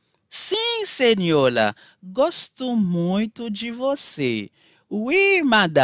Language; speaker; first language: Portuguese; non-native, fluent; Haitian Creole